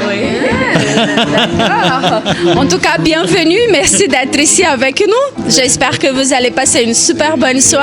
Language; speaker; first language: French; non-native, fluent; Portuguese